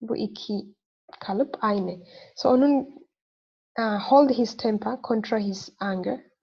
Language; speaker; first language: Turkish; non-native, fluent; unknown